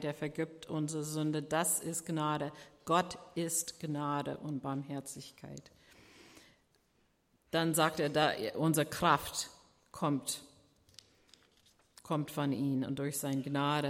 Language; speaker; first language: German; non-native, fluent; English